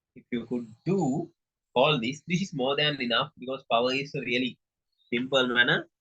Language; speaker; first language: English; non-native, local second language; Sinhala